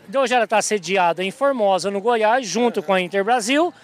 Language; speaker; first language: Portuguese; native; Portuguese